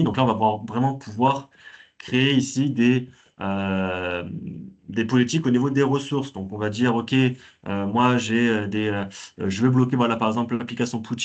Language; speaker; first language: French; native; French